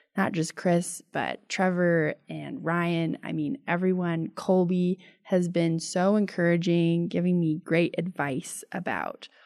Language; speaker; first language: English; native; English